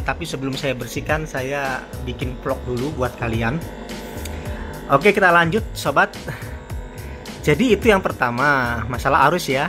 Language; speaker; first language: Indonesian; native; Indonesian